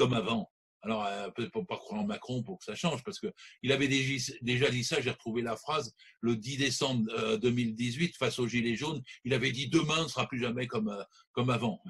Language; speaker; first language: French; native; French